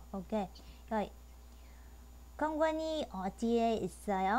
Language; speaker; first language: Korean; non-native, fluent; Vietnamese